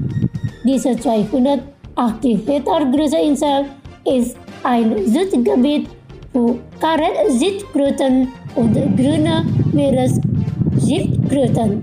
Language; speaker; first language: German; non-native, fluent; Indonesian